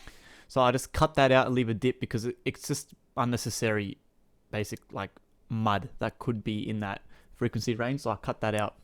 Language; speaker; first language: English; native; English